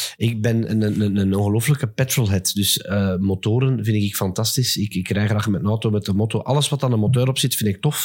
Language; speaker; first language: Dutch; native; Dutch